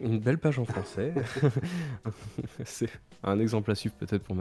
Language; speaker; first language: French; native; French